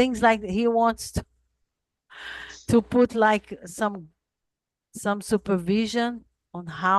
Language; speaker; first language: English; non-native, fluent; Portuguese